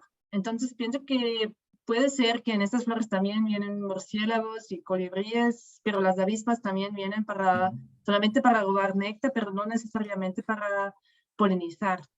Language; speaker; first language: Spanish; non-native, fluent; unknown